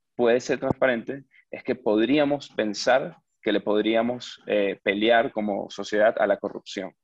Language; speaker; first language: Spanish; native; Spanish